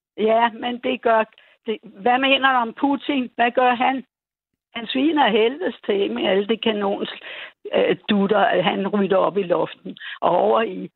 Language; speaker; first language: Danish; native; Danish